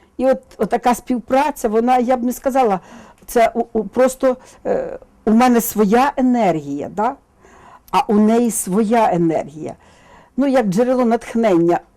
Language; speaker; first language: Ukrainian; native; Ukrainian